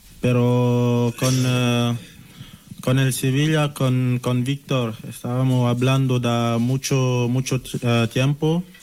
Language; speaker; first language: Spanish; non-native, learner; French